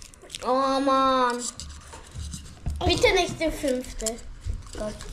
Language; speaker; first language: German; early bilingual, heritage; Bosnian